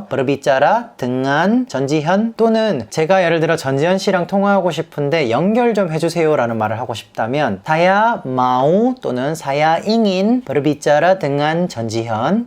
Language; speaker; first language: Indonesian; non-native, fluent; Korean